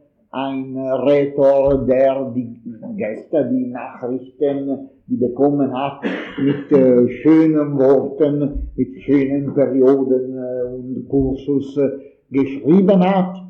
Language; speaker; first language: German; non-native, fluent; Italian